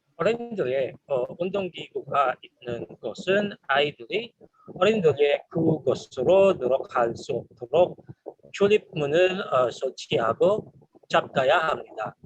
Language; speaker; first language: Korean; non-native, fluent; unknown